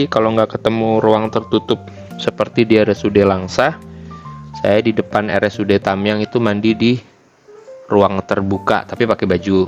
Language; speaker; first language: Indonesian; native; Indonesian